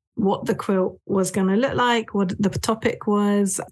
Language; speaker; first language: English; native; English